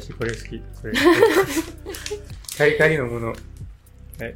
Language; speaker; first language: Japanese; non-native, learner; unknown